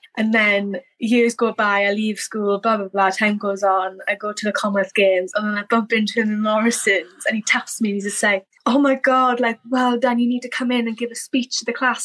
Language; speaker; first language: English; native; English